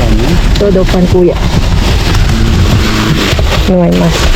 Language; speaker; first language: Spanish; non-native, learner; Filipino